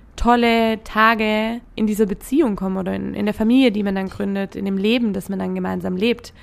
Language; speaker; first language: German; native; German